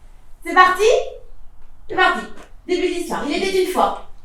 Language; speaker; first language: French; native; French